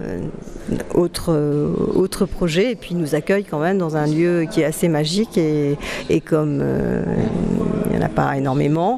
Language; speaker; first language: French; native; French